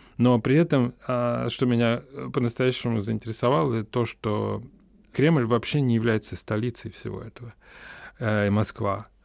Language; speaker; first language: Russian; native; Russian